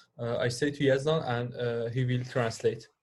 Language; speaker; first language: English; non-native, learner; Persian